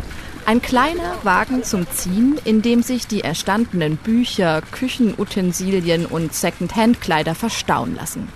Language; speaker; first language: German; native; German